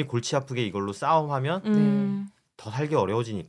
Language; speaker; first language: Korean; native; Korean